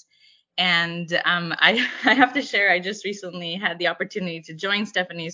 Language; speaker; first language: English; early bilingual, other home language; Spanish